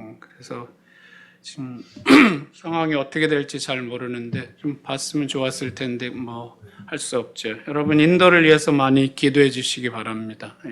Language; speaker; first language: Korean; native; Korean